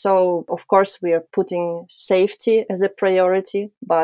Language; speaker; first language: English; non-native, fluent; Ukrainian